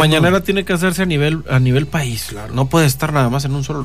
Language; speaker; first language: Spanish; native; Spanish